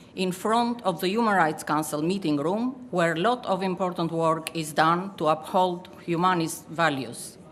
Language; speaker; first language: English; non-native, fluent; Albanian